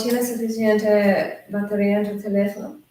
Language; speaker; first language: Spanish; non-native, learner; English